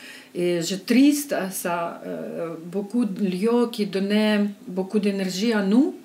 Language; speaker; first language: French; non-native, learner; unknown